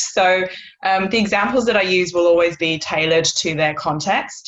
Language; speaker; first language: English; native; English